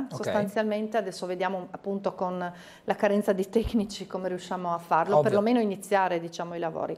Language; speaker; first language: Italian; native; Italian